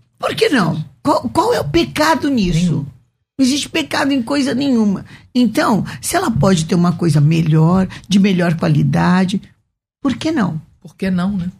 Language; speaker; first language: Portuguese; native; Portuguese